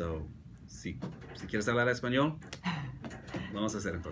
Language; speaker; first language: Spanish; early bilingual, heritage; English